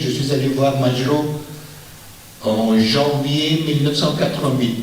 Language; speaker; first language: French; non-native, fluent; Persian